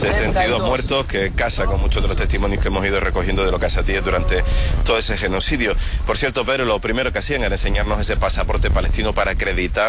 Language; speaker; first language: Spanish; native; Spanish